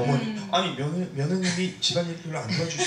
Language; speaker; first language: Korean; native; Korean